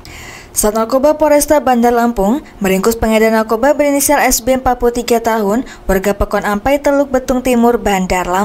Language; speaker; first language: Indonesian; native; Indonesian